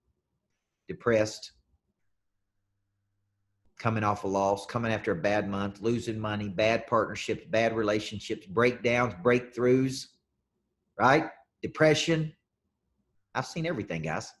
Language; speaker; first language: English; native; English